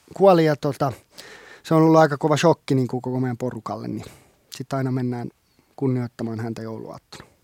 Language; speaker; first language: Finnish; non-native, local second language; Swedish